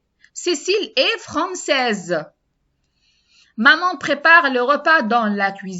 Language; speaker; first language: French; non-native, learner; Arabic